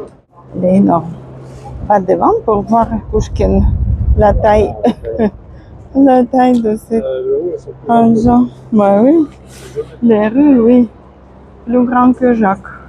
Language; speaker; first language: French; non-native, fluent; Russian